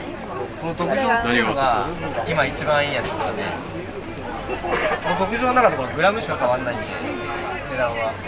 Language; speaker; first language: Japanese; native; Japanese